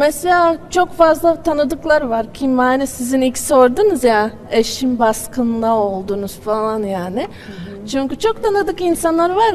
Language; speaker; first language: Turkish; non-native, fluent; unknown